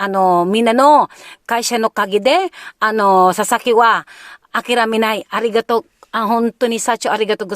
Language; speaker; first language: Japanese; non-native, learner; Filipino